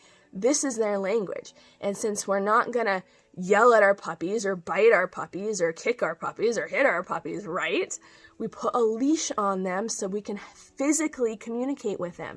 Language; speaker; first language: English; native; English